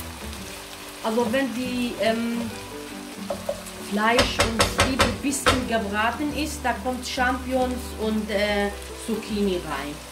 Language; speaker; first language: German; non-native, learner; Kurdish